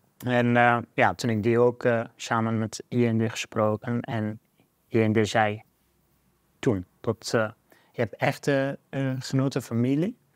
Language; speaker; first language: Dutch; non-native, fluent; Persian